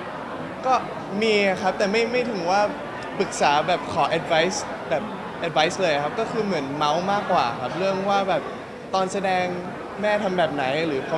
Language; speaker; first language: Thai; non-native, local second language; English